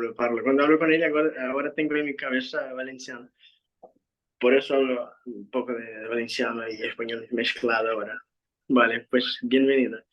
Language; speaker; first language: Spanish; non-native, fluent; Portuguese